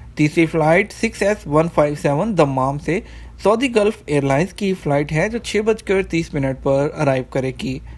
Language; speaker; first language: Urdu; native; Urdu